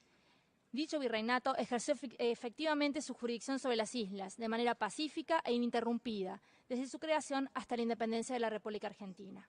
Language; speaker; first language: Spanish; native; Spanish